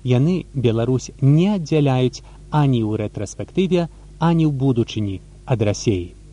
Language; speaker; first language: Belarusian; native; Belarusian